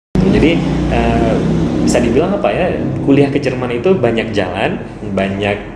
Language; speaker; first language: Indonesian; non-native, local second language; Achinese